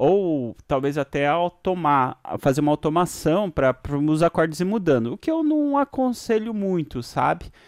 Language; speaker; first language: Portuguese; native; Portuguese